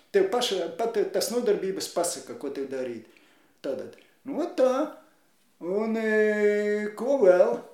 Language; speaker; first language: Latvian; non-native, local second language; Russian